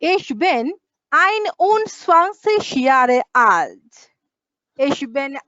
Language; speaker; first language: German; non-native, fluent; Bangla